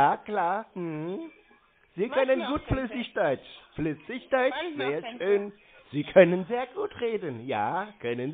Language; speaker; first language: German; native; German